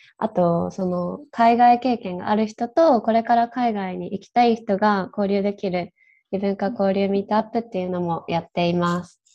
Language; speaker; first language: Japanese; native; Japanese